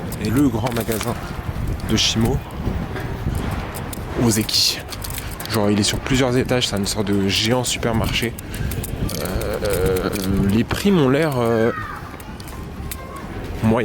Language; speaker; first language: French; native; French